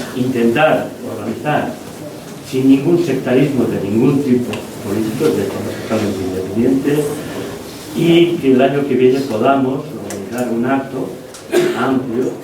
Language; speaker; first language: Spanish; non-native, local second language; Basque